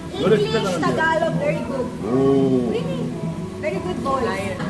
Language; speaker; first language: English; non-native, local second language; Filipino